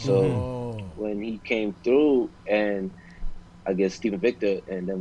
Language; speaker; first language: English; native; English